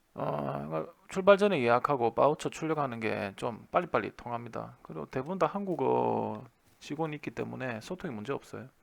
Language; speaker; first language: Korean; native; Korean